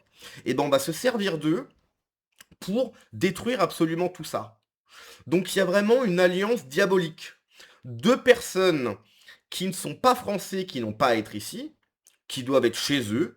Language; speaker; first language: French; native; French